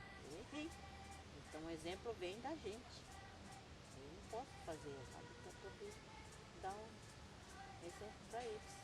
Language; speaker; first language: Portuguese; non-native, local second language; Guarani